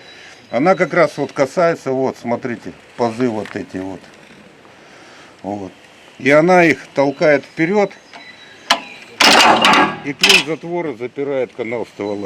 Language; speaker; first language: Russian; native; Russian